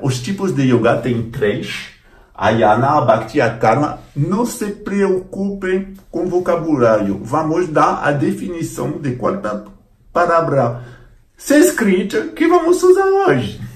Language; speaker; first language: Portuguese; non-native, fluent; French